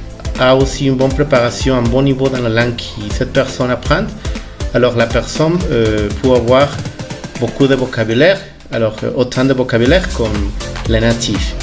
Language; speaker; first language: French; non-native, fluent; Spanish